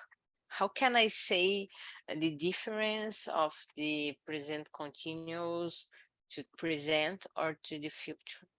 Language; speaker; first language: English; non-native, learner; Portuguese